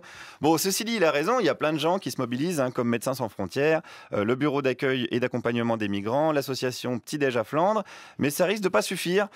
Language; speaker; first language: French; native; French